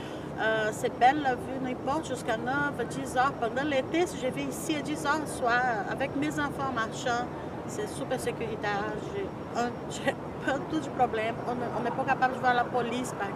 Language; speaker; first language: French; non-native, fluent; Portuguese